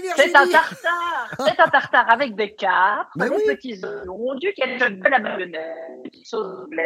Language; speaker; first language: French; native; French